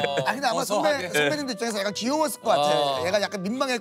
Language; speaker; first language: Korean; native; Korean